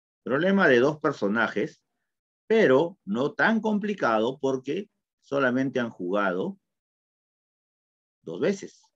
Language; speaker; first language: Spanish; native; Spanish